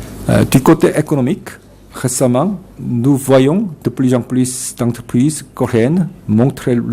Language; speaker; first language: French; non-native, fluent; Korean